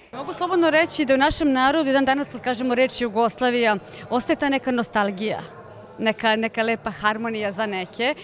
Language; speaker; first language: Serbian; native; Serbian